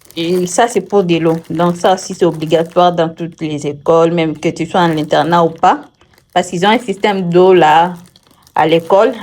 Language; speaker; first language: French; non-native, local second language; Swahili